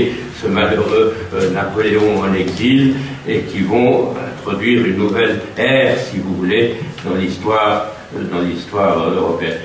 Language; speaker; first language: French; native; French